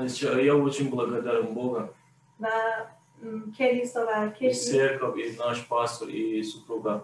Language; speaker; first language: Russian; non-native, learner; Persian